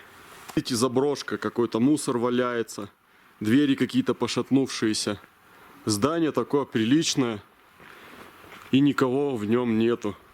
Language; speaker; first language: Russian; native; Russian